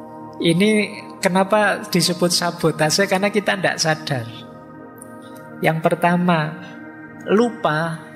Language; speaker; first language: Indonesian; native; Indonesian